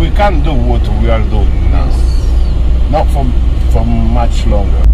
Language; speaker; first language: English; non-native, fluent; Romanian